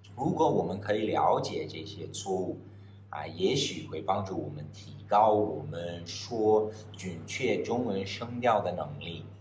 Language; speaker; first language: Chinese; non-native, fluent; English